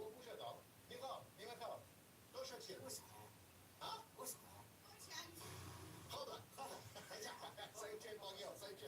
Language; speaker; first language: Chinese; non-native, learner; English